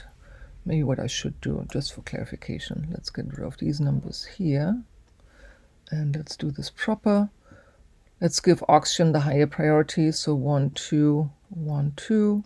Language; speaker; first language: English; native; English